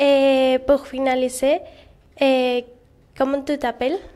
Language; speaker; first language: French; non-native, learner; Spanish